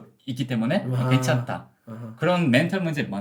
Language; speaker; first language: Korean; non-native, learner; Portuguese